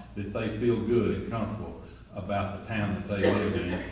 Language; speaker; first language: English; native; English